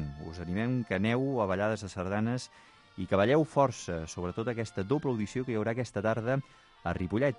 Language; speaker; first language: Catalan; native; Catalan